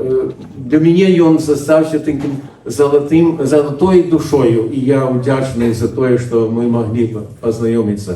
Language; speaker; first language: Belarusian; early bilingual, heritage; Belarusian